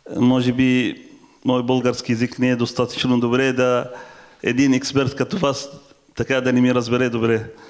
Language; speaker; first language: Bulgarian; non-native, fluent; Arabic